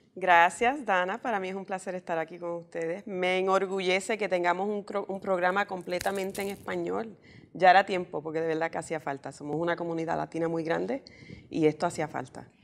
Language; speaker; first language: Spanish; early bilingual, heritage; Spanish